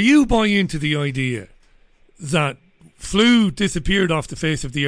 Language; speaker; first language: English; native; English